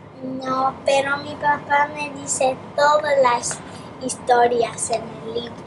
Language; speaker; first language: Spanish; early bilingual, heritage; Spanish